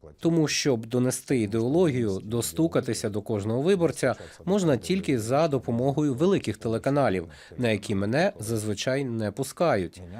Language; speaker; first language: Ukrainian; non-native, local second language; Russian